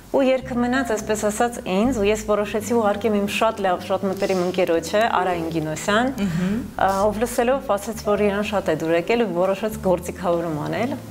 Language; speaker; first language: Armenian; early bilingual, heritage; Armenian